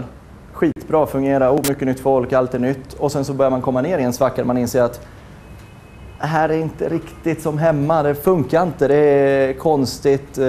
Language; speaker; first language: Swedish; native; Swedish